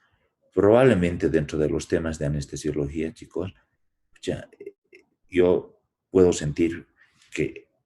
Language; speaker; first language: Spanish; native; Spanish